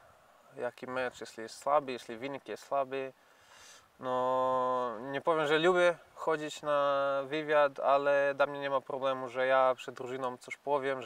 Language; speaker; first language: Polish; non-native, fluent; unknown